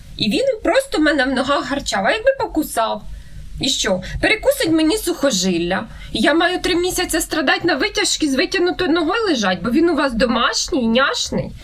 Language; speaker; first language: Ukrainian; native; Ukrainian